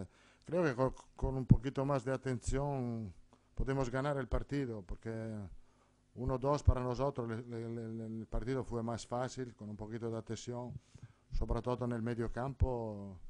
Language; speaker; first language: Spanish; non-native, fluent; Italian